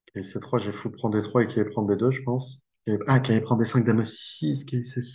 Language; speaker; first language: French; native; French